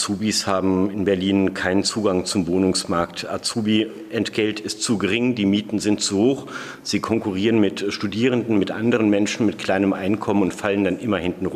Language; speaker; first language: German; native; German